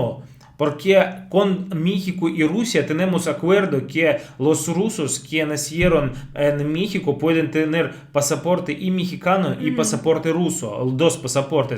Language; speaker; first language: Spanish; non-native, fluent; Russian